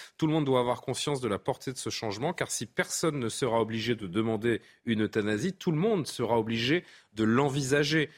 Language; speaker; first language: French; native; French